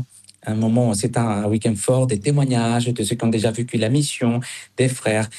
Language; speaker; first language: French; non-native, fluent; Spanish